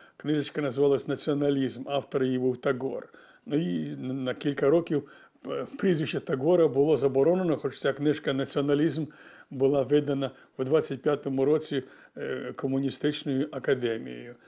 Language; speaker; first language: Ukrainian; native; Ukrainian